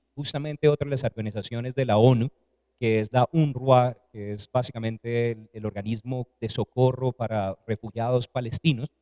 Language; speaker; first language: Spanish; native; Spanish